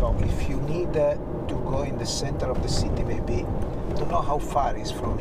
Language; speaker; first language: English; non-native, learner; Italian